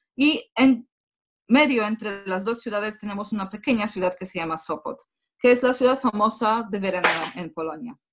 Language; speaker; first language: Spanish; non-native, fluent; Polish